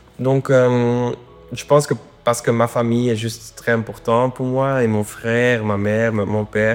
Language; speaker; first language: French; non-native, learner; Dutch